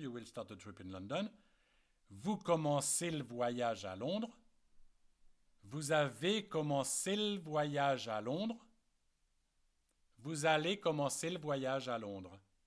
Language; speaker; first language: French; native; French